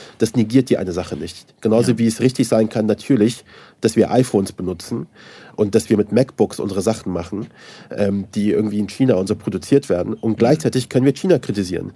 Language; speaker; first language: German; early bilingual, other home language; Persian